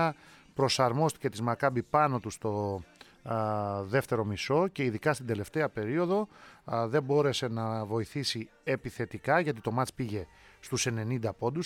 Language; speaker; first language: Greek; native; Greek